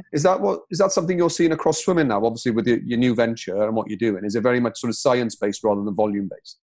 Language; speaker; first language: English; native; English